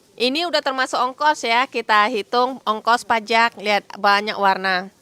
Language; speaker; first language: Indonesian; native; Indonesian